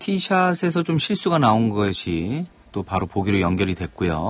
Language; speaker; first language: Korean; native; Korean